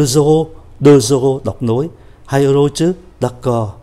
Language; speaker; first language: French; non-native, fluent; Vietnamese